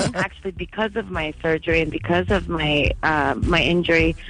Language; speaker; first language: English; native; English